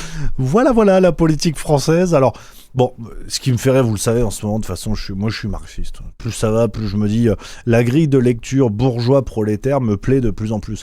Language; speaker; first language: French; native; French